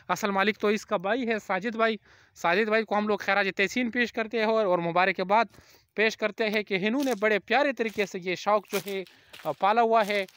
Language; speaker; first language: Urdu; non-native, local second language; Pashto